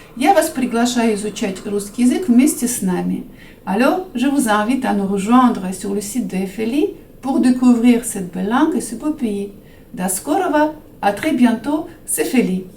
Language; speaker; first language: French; non-native, fluent; Russian